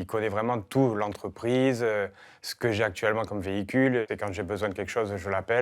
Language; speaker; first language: French; native; French